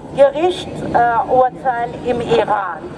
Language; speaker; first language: German; non-native, fluent; Persian